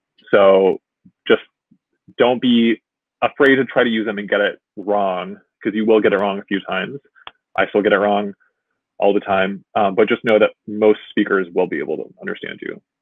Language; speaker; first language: English; native; English